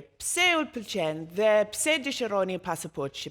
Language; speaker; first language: Albanian; non-native, learner; English